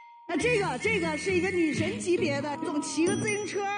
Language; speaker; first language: Chinese; native; Chinese